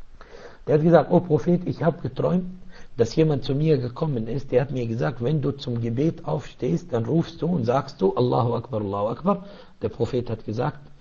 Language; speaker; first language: German; non-native, fluent; Arabic